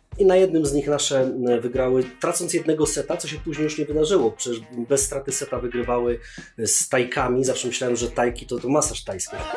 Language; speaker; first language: Polish; native; Polish